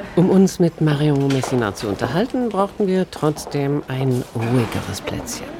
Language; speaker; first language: German; native; German